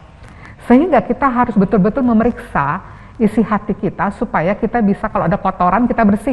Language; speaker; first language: Indonesian; native; Indonesian